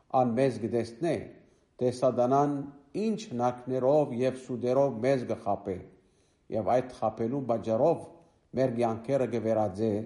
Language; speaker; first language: Armenian; native; Armenian